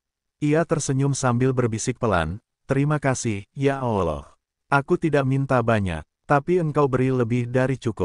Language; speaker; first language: Indonesian; native; Indonesian